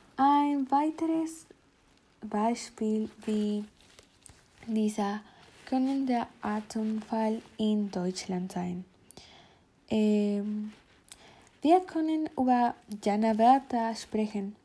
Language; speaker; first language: German; non-native, learner; Spanish